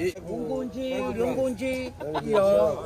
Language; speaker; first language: Chinese; non-native, learner; Swahili